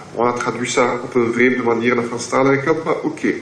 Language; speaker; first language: Dutch; non-native, local second language; French